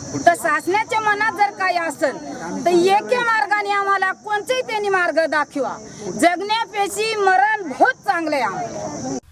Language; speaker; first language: Marathi; non-native, local second language; Lambadi